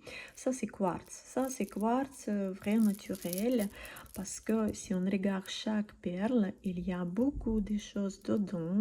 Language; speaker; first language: French; non-native, learner; Russian